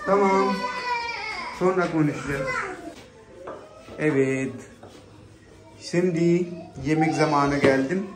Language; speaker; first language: Turkish; non-native, learner; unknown